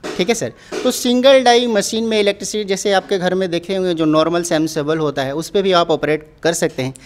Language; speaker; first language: Hindi; native; Hindi